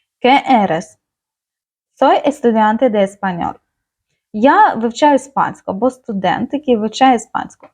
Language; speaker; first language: Ukrainian; native; Ukrainian